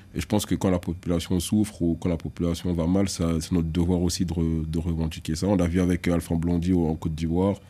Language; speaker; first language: French; early bilingual, other home language; Lingala